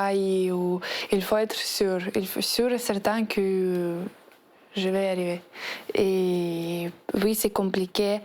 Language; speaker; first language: French; non-native, fluent; Ukrainian